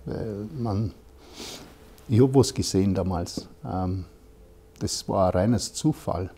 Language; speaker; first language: German; non-native, fluent; English